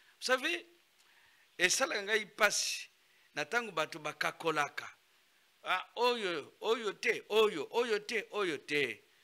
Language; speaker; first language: Lingala; non-native, local second language; Kongo